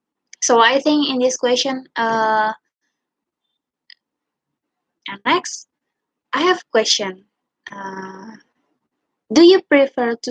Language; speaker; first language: English; non-native, learner; Indonesian